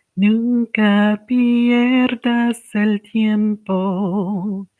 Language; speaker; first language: Spanish; non-native, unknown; English